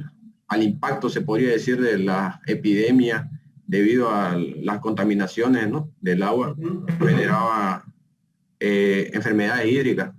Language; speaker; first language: Spanish; native; Spanish